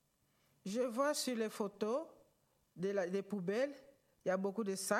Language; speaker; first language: French; non-native, learner; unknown